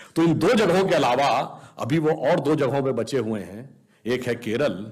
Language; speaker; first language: Hindi; native; Hindi